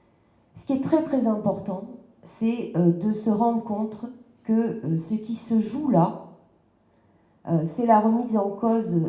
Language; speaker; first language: French; native; French